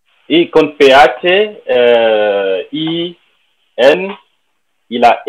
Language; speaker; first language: Spanish; non-native, learner; French